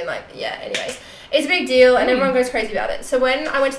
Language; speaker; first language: English; native; English